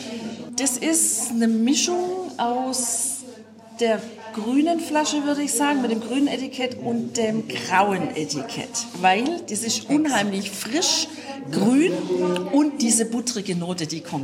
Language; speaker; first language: German; native; German